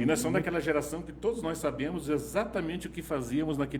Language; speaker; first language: Portuguese; native; Portuguese